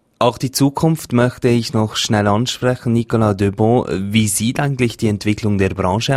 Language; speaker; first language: German; native; German